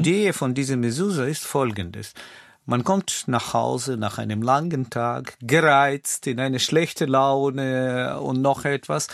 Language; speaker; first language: German; non-native, fluent; Russian